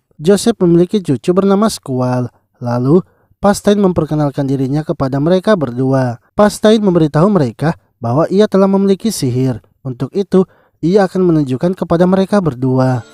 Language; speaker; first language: Indonesian; native; Indonesian